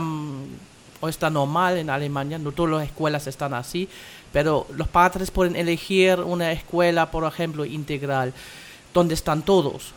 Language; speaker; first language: Spanish; non-native, fluent; German